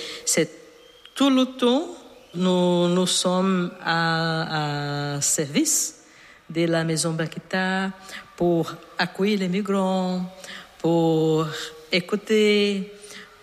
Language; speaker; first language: French; non-native, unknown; Portuguese